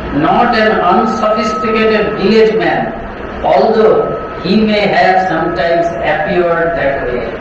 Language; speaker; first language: English; non-native, local second language; Bangla